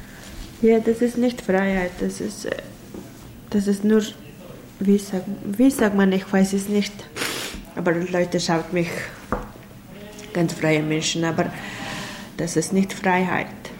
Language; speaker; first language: German; non-native, learner; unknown